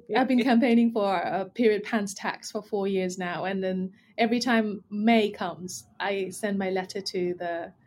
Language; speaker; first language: English; non-native, local second language; Nepali